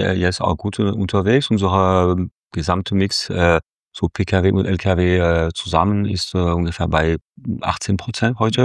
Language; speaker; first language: German; non-native, fluent; French